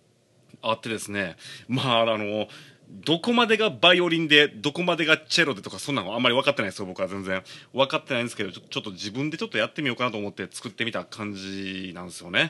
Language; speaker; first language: Japanese; native; Japanese